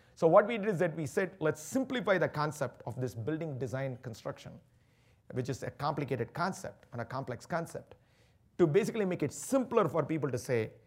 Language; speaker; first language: English; non-native, local second language; Tamil